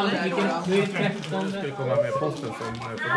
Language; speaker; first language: Swedish; native; Swedish